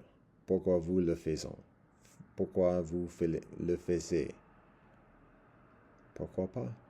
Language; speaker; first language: French; non-native, learner; English